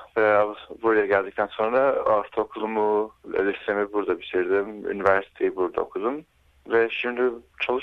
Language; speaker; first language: Turkish; early bilingual, heritage; Turkish